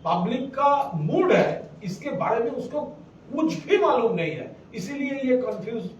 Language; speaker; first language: Hindi; non-native, local second language; Bangla